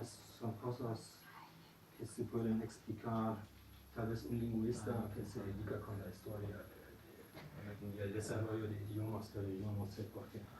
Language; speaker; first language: Spanish; non-native, fluent; German